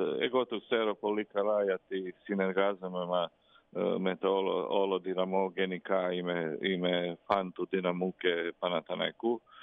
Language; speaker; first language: Greek; non-native, fluent; Croatian